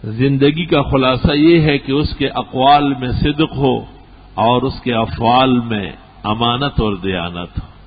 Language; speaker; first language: Urdu; non-native, local second language; Pashto